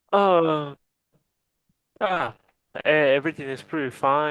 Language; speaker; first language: English; non-native, fluent; Malagasy